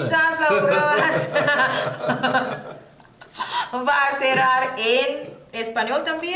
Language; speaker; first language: Spanish; non-native, learner; English